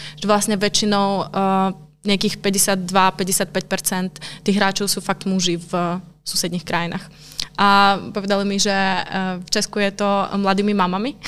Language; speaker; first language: Slovak; non-native, local second language; Hungarian